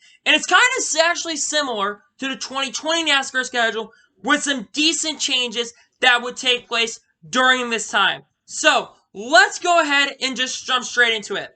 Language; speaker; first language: English; native; English